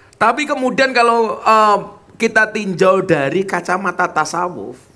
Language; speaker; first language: Indonesian; non-native, local second language; Javanese